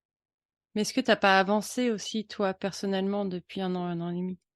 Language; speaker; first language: French; native; French